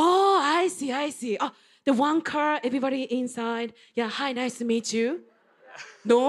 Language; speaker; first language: English; non-native, learner; Japanese